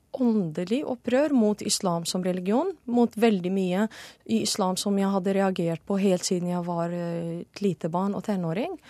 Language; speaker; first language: Norwegian; non-native, fluent; Arabic